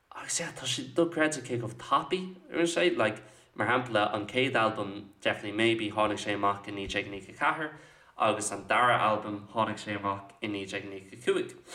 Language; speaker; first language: Irish; non-native, local second language; English